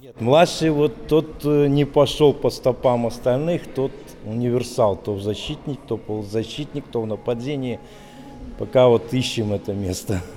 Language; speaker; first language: Russian; native; Russian